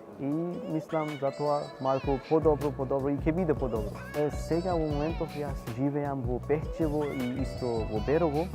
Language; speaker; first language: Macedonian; non-native, learner; Urdu